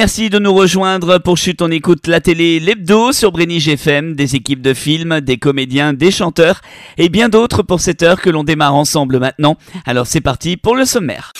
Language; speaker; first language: French; native; French